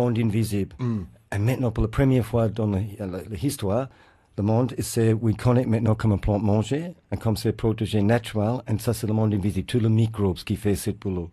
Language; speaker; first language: French; non-native, learner; English